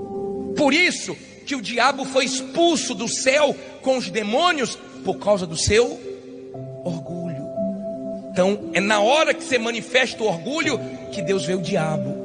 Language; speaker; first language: Portuguese; native; Portuguese